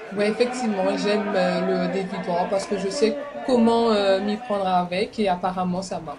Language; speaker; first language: French; native; French